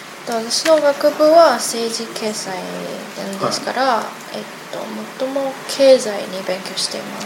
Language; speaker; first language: Japanese; non-native, learner; Chinese